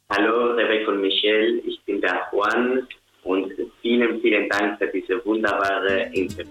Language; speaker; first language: German; non-native, fluent; Spanish